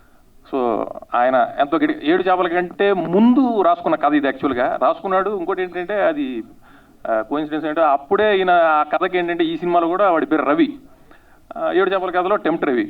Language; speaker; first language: Telugu; native; Telugu